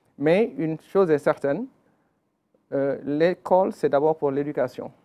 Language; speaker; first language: French; non-native, local second language; Wolof